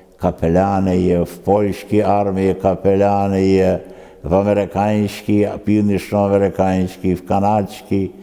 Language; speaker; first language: Ukrainian; early bilingual, other home language; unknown